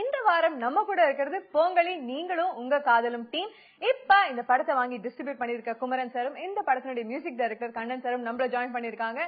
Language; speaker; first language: Tamil; native; Tamil